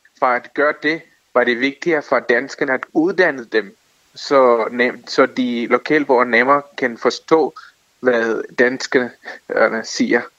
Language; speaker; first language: Danish; non-native, fluent; Tamil